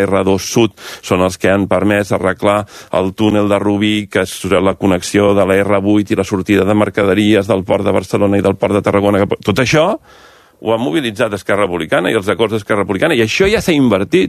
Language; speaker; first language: Catalan; native; Catalan